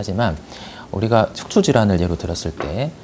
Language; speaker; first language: Korean; native; Korean